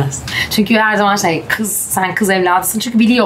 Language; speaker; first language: Turkish; native; Turkish